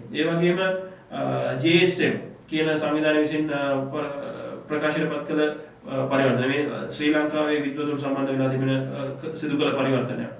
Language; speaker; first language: Sinhala; non-native, local second language; Tamil